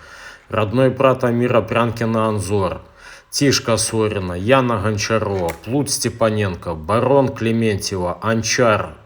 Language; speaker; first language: Russian; native; Russian